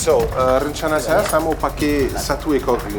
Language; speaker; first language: Indonesian; non-native, fluent; English